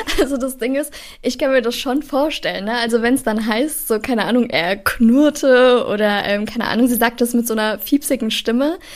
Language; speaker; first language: German; native; German